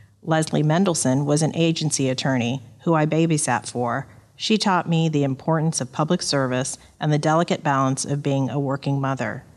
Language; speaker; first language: English; native; English